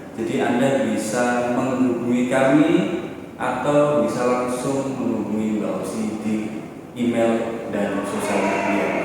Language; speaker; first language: Indonesian; native; Indonesian